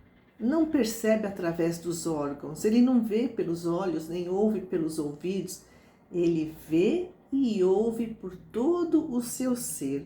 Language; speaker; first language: Portuguese; native; Portuguese